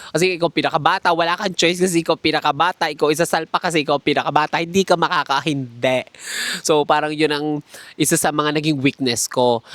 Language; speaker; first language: Filipino; native; Filipino